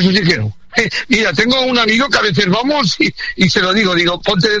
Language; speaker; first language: Spanish; native; Spanish